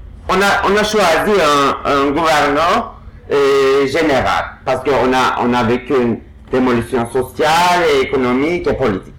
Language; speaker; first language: French; non-native, fluent; Turkish